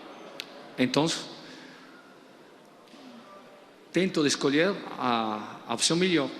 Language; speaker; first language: Portuguese; non-native, fluent; Spanish